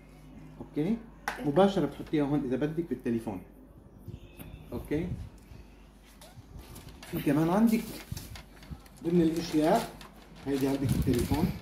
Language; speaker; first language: Arabic; native; Arabic